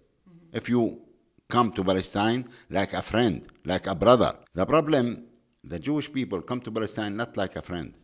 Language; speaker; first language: English; non-native, learner; Arabic